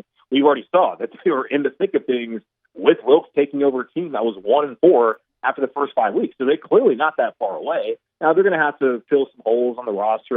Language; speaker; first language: English; native; English